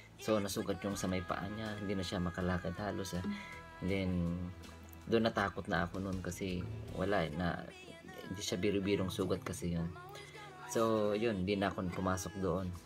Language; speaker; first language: Filipino; non-native, local second language; Iloko